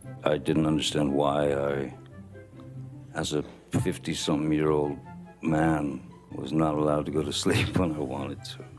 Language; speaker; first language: English; native; English